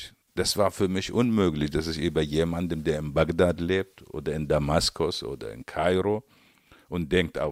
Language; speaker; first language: German; non-native, fluent; Arabic